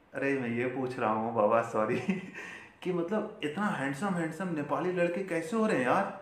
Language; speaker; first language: Hindi; native; Hindi